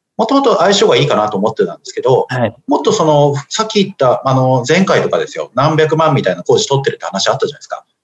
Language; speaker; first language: Japanese; native; Japanese